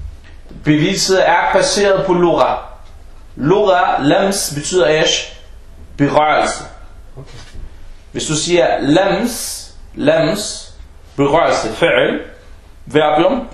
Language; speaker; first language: Danish; non-native, fluent; Arabic